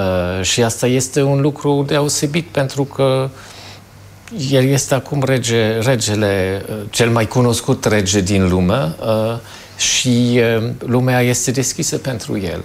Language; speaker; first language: Romanian; non-native, fluent; German